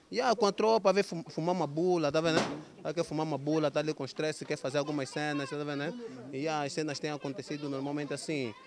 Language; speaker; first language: Portuguese; native; Portuguese